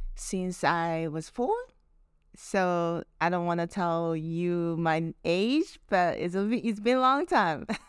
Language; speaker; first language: English; non-native, fluent; Japanese